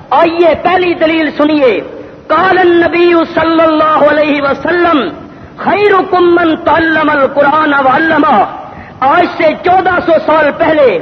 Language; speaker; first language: Urdu; non-native, local second language; Punjabi